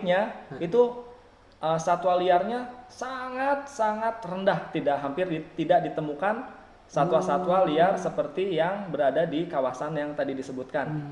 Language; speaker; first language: Indonesian; native; Indonesian